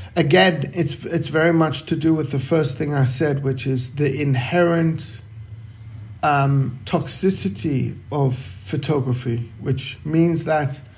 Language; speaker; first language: English; native; English